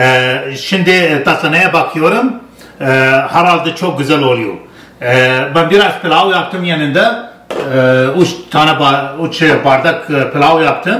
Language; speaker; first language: Turkish; non-native, learner; Arabic